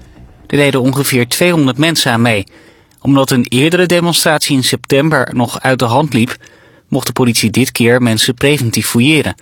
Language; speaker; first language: Dutch; native; Dutch